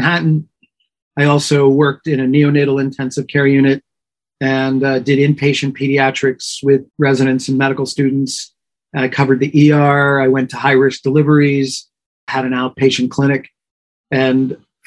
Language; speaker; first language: English; native; English